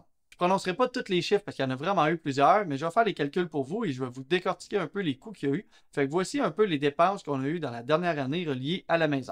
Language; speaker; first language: French; native; French